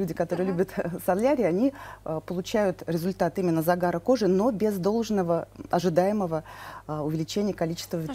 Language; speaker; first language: Russian; native; Russian